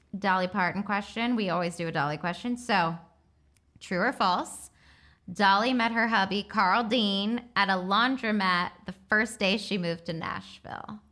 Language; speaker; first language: English; native; English